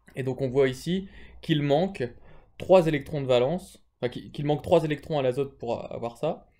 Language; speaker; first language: French; native; French